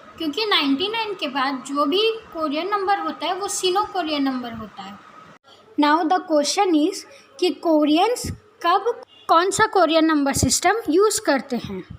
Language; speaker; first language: Hindi; native; Hindi